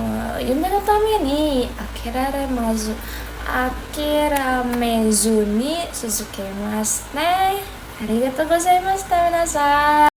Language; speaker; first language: Japanese; non-native, learner; Indonesian